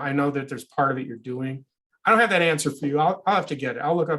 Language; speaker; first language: English; native; English